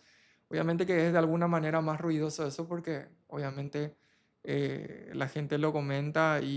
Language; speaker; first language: Spanish; native; Spanish